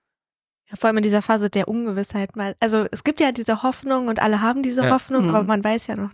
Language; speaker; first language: German; native; German